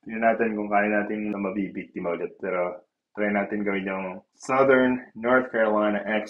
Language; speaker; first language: Filipino; non-native, fluent; English